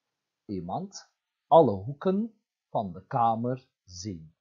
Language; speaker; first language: Dutch; non-native, fluent; Turkish